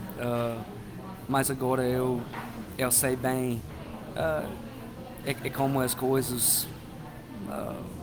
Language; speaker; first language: Portuguese; non-native, learner; English